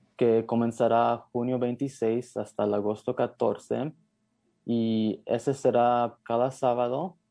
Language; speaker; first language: Spanish; early bilingual, heritage; Spanish